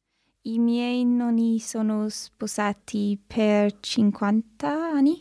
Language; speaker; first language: Italian; non-native, learner; English